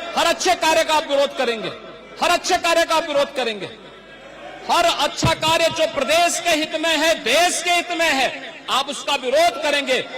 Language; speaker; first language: Hindi; native; Hindi